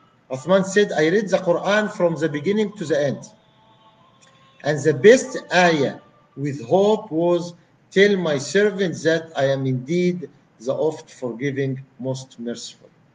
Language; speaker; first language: English; non-native, fluent; Arabic